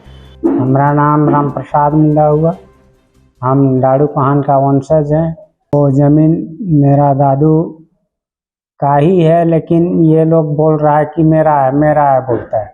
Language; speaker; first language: Hindi; non-native, local second language; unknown